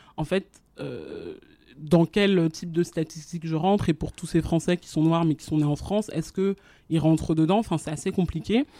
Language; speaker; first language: French; native; French